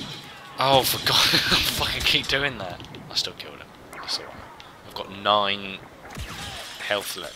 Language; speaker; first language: English; native; English